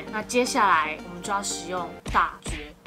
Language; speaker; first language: Chinese; native; Chinese